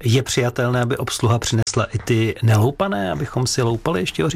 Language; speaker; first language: Czech; native; Czech